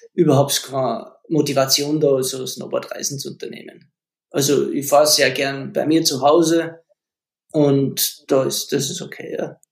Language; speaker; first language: German; native; German